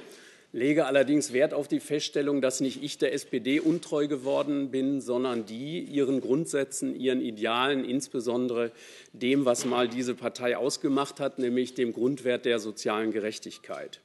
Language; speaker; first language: German; native; German